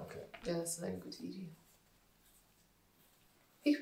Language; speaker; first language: German; non-native, learner; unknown